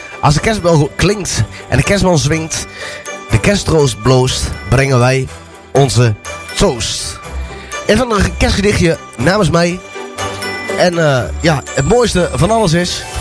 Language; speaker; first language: Dutch; native; Dutch